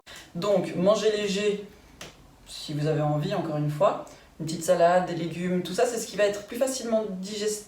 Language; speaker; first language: French; native; French